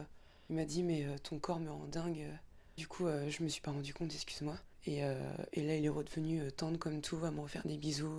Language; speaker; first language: French; native; French